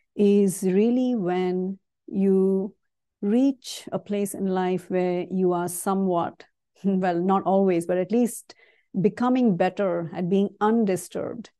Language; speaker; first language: English; non-native, local second language; Kannada